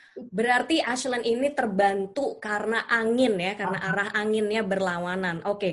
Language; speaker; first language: Indonesian; native; Indonesian